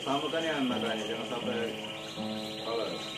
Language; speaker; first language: Indonesian; non-native, local second language; Malay